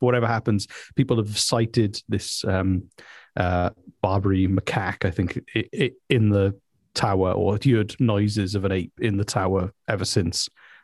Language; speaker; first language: English; native; English